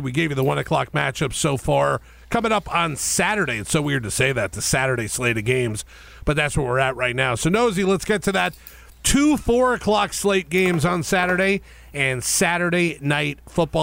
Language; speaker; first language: English; native; English